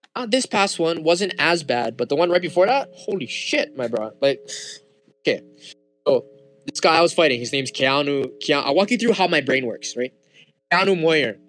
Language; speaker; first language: English; early bilingual, other home language; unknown